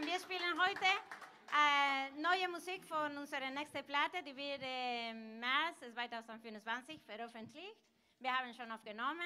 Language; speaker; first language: German; non-native, fluent; Galician